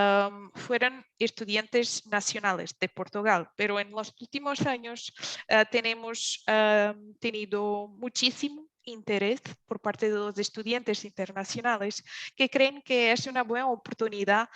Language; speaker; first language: Spanish; non-native, fluent; Portuguese